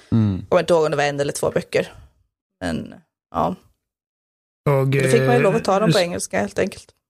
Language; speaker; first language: Swedish; native; Swedish